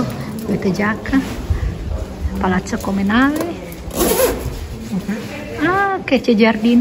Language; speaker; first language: Italian; non-native, learner; Indonesian